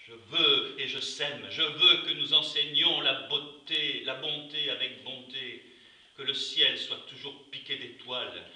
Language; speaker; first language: French; native; French